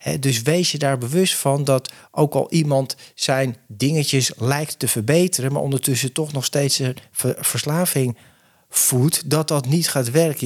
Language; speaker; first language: Dutch; native; Dutch